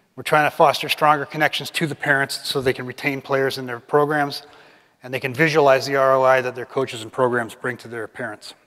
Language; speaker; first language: English; native; English